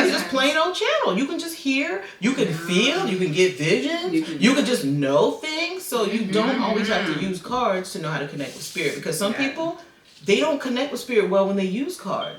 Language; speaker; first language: English; native; English